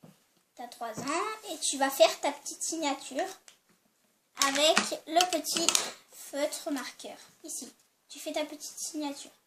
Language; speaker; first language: French; native; French